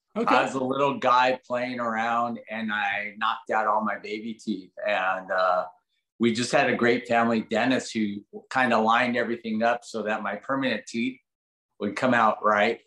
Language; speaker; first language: English; native; English